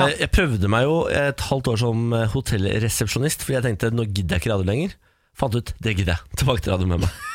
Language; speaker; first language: Norwegian; native; Norwegian